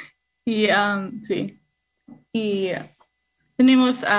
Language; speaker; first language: Spanish; non-native, learner; English